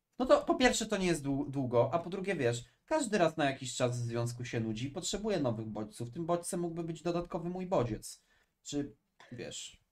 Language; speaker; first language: Polish; native; Polish